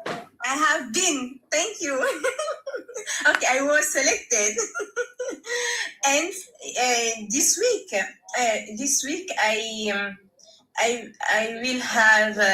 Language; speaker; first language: English; non-native, learner; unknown